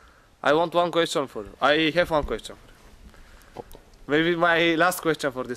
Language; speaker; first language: English; non-native, learner; Bulgarian